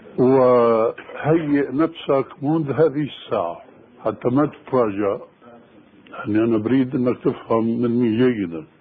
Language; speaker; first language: Arabic; early bilingual, other home language; Albanian